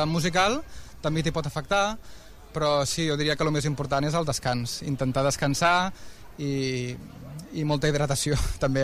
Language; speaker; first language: Catalan; native; Catalan